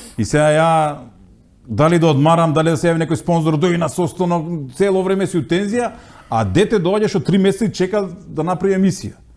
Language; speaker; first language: Macedonian; native; Macedonian